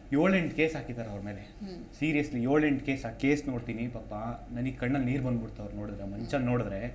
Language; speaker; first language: Kannada; native; Kannada